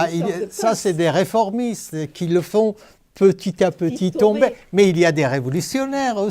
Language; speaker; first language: French; non-native, fluent; Persian